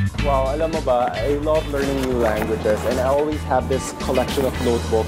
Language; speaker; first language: English; non-native, local second language; Filipino